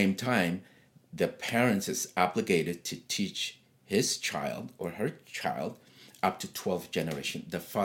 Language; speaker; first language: English; non-native, fluent; Tigrinya